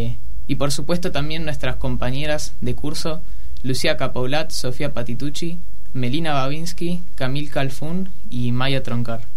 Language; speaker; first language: Spanish; native; Spanish